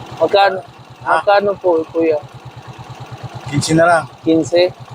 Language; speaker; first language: Filipino; non-native, learner; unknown